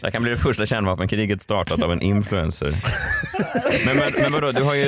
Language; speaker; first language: Swedish; native; Swedish